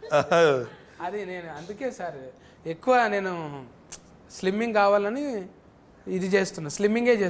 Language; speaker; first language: Telugu; native; Telugu